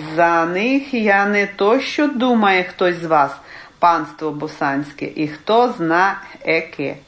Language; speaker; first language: Ukrainian; early bilingual, heritage; Ukrainian